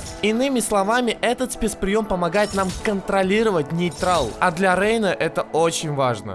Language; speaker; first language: Russian; native; Russian